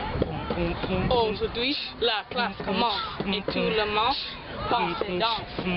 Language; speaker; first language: French; non-native, learner; English